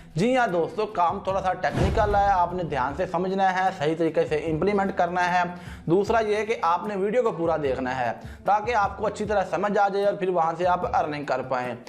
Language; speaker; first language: Urdu; non-native, local second language; Punjabi